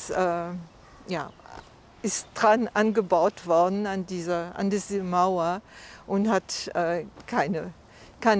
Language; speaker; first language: German; non-native, fluent; French